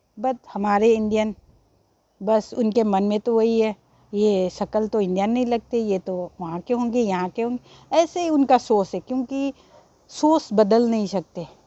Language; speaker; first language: Hindi; non-native, local second language; Manipuri